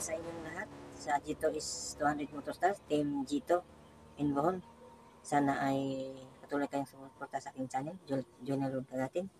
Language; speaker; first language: Filipino; non-native, local second language; Cebuano